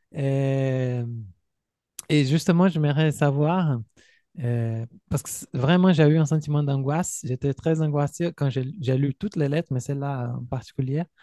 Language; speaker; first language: French; non-native, fluent; Portuguese